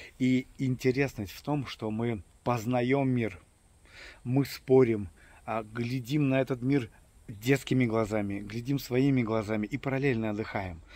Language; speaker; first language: Russian; native; Russian